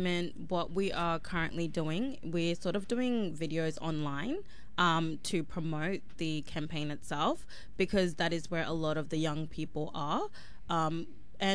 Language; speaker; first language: English; native; English